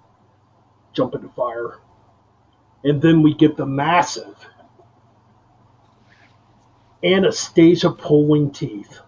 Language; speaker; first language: English; native; English